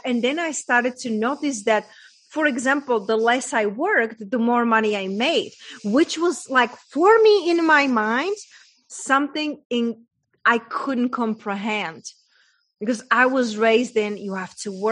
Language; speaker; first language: English; non-native, fluent; Czech